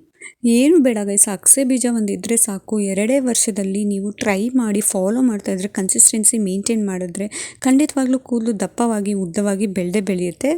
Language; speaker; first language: Kannada; native; Kannada